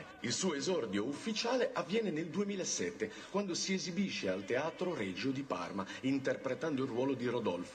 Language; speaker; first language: Italian; native; Italian